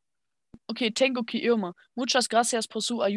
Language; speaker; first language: Spanish; non-native, learner; German